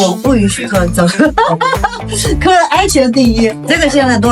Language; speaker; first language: Chinese; native; Chinese